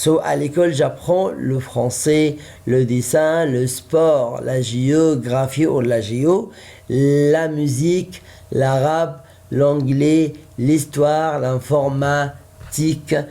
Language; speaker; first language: French; non-native, fluent; Arabic